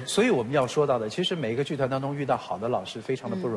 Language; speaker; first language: Chinese; native; Chinese